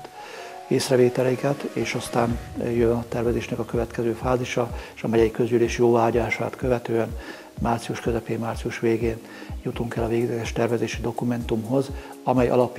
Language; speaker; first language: Hungarian; native; Hungarian